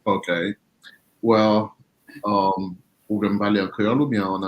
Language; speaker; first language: Haitian Creole; early bilingual, heritage; Haitian Creole